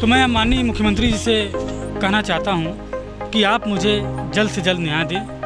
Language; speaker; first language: Hindi; native; Hindi